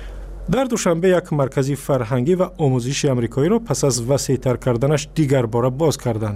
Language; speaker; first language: Persian; native; Persian